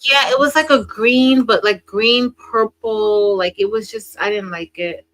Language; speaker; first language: English; native; English